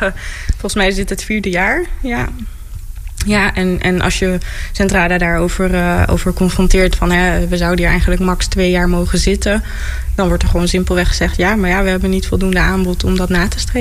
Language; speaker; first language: Dutch; native; Dutch